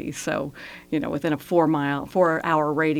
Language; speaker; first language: English; native; English